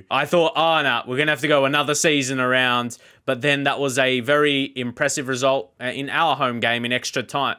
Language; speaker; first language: English; native; English